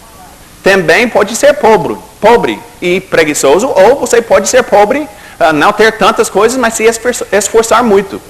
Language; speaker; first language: Portuguese; non-native, fluent; English